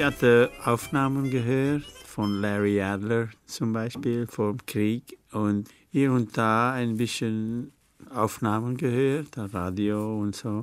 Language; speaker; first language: German; non-native, fluent; French